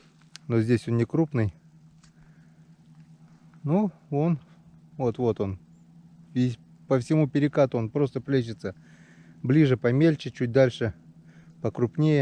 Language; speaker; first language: Russian; native; Russian